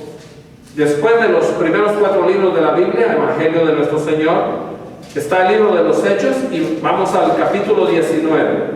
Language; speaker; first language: Spanish; native; Spanish